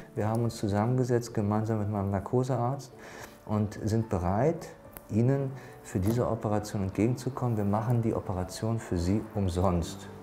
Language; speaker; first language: German; native; German